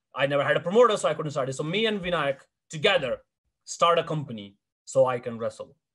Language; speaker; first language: English; non-native, local second language; Hindi